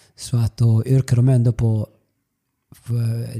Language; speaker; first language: Swedish; early bilingual, other home language; Spanish